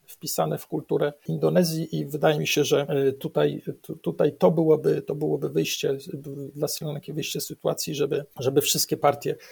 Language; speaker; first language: Polish; native; Polish